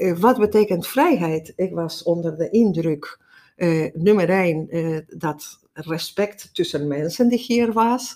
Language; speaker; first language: Dutch; non-native, fluent; Spanish